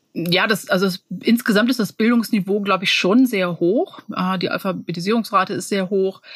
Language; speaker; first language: German; native; German